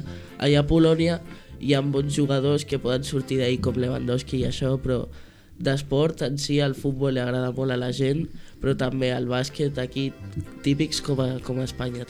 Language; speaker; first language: Catalan; early bilingual, heritage; Catalan